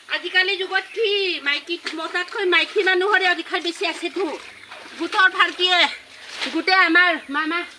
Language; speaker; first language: Assamese; non-native, local second language; Bodo